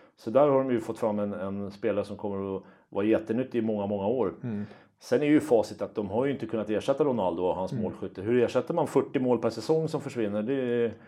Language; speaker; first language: Swedish; native; Swedish